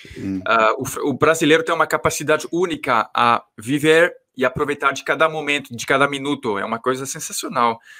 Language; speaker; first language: Portuguese; non-native, fluent; French